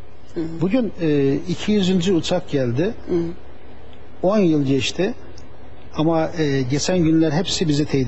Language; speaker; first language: Turkish; native; Turkish